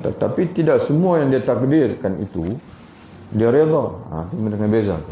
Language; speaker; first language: Malay; native; Malay